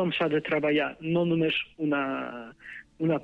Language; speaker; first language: Catalan; non-native, fluent; Ukrainian